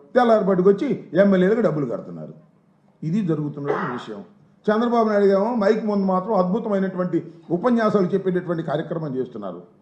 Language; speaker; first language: Telugu; native; Telugu